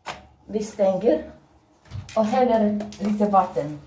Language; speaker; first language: Swedish; non-native, learner; Russian